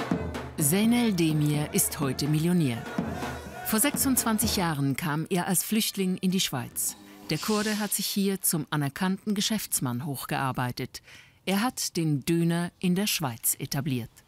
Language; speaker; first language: German; non-native, fluent; Kurdish